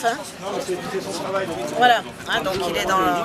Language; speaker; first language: French; native; French